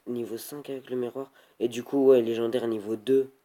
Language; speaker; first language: French; native; French